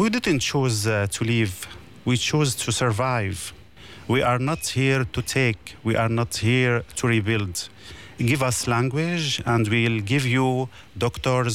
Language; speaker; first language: English; non-native, learner; Arabic